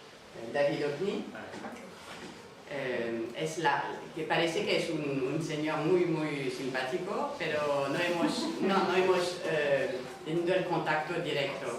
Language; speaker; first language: Spanish; non-native, fluent; French